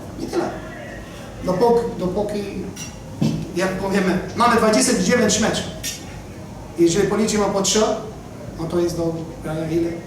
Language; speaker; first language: Polish; non-native, fluent; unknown